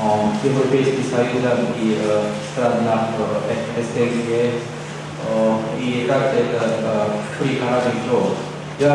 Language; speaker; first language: Russian; non-native, learner; Korean